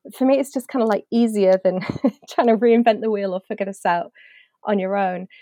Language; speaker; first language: English; native; English